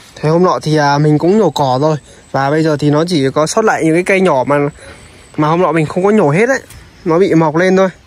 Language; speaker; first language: Vietnamese; native; Vietnamese